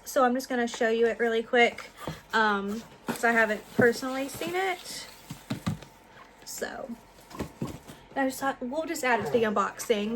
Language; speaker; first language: English; native; English